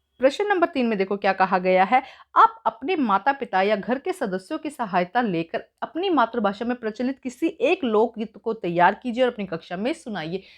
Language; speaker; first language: Hindi; native; Hindi